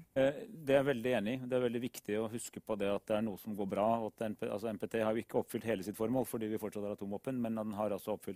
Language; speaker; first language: Norwegian; native; Norwegian